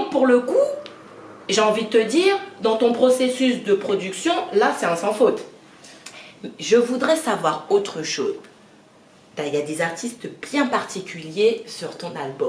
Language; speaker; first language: French; native; French